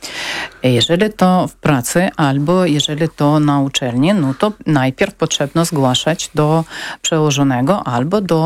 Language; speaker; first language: Polish; non-native, fluent; Ukrainian